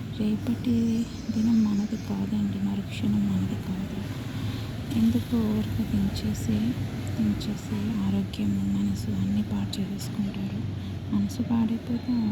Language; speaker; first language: Telugu; non-native, local second language; Tamil